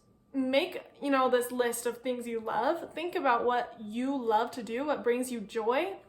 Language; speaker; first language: English; native; English